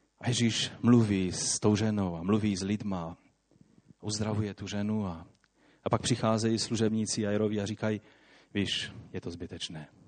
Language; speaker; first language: Czech; non-native, local second language; Polish